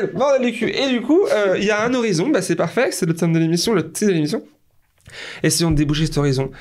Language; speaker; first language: French; native; French